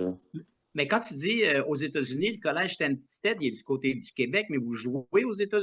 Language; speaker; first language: French; native; French